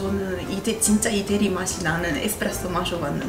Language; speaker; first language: Korean; non-native, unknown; Italian